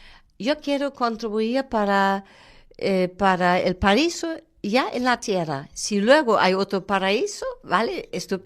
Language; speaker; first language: Spanish; non-native, fluent; German